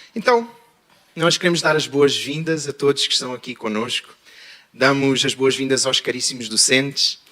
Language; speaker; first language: Portuguese; native; Portuguese